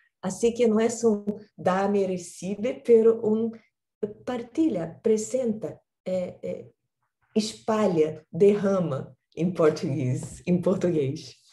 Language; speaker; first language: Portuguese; non-native, learner; Spanish